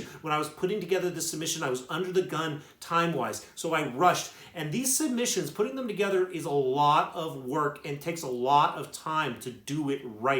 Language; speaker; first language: English; native; English